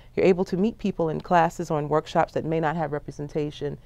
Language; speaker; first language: English; native; English